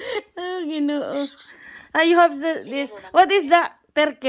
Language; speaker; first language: English; non-native, local second language; Cebuano